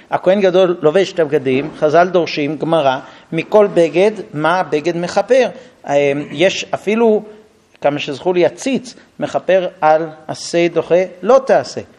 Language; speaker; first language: Hebrew; non-native, fluent; English